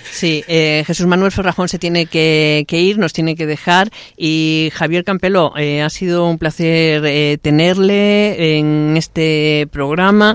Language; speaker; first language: Spanish; native; Spanish